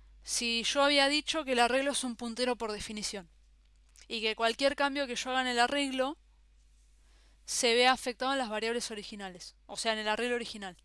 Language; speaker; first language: Spanish; native; Spanish